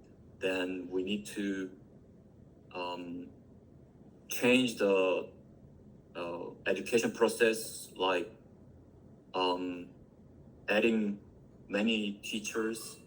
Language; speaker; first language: English; non-native, learner; Korean